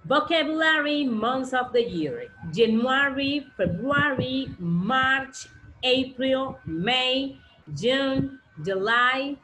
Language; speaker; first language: English; non-native, learner; Spanish